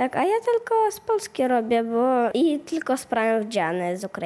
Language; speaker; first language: Polish; non-native, learner; Ukrainian